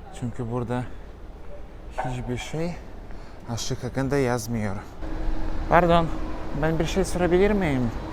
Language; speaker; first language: Turkish; non-native, learner; Russian